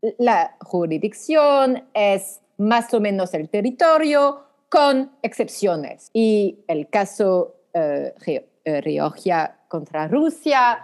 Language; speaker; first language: Spanish; non-native, fluent; French